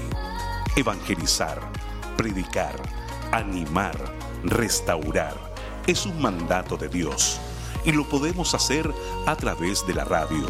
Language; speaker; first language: Spanish; native; Spanish